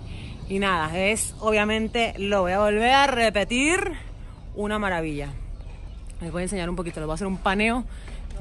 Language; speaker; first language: Spanish; native; Spanish